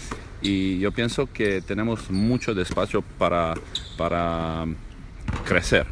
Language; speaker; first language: Spanish; non-native, learner; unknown